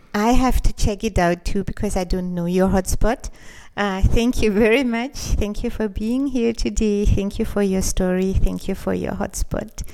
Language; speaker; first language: English; non-native, fluent; German